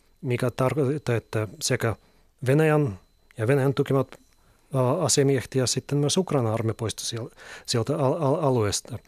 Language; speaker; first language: Finnish; non-native, fluent; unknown